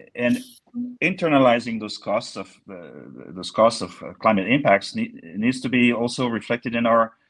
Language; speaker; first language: English; non-native, fluent; French